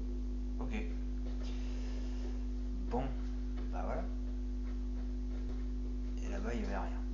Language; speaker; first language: French; native; French